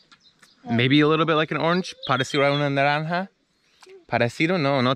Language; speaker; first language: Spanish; non-native, fluent; English